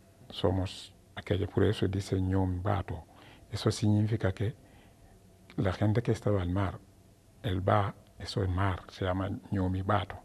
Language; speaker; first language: Spanish; non-native, learner; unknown